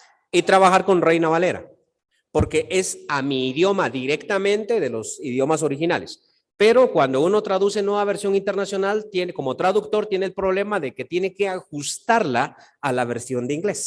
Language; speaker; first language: Spanish; native; Spanish